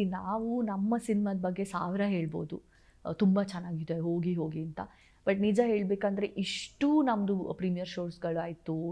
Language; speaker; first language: Kannada; non-native, local second language; Tulu